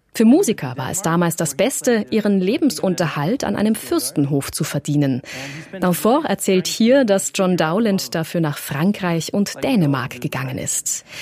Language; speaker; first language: German; native; German